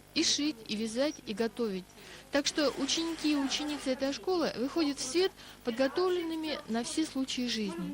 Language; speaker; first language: Russian; native; Russian